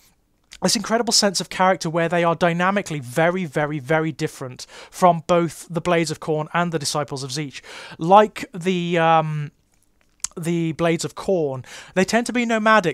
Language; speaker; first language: English; native; English